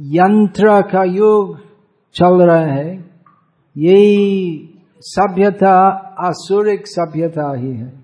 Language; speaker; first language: Hindi; non-native, fluent; English